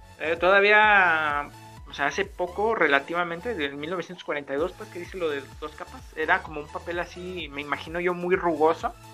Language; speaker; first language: Spanish; native; Spanish